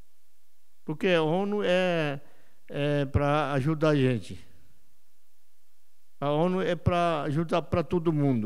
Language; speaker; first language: Portuguese; non-native, local second language; Yanomámi